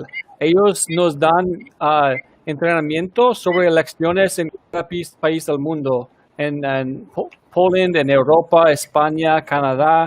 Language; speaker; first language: Spanish; non-native, fluent; English